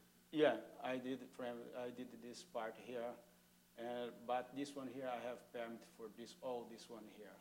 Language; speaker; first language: English; non-native, learner; Portuguese